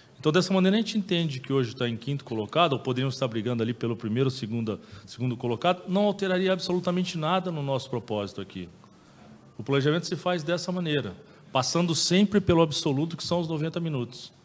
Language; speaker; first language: Portuguese; native; Portuguese